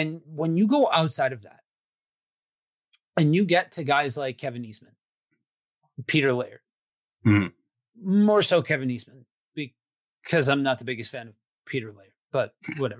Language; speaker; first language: English; native; English